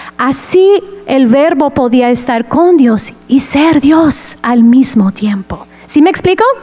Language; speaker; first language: Spanish; non-native, fluent; English